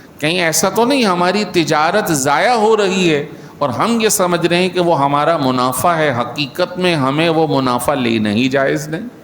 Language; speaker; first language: Urdu; native; Urdu